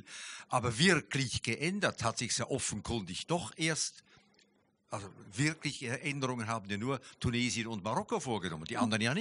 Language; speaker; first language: German; native; German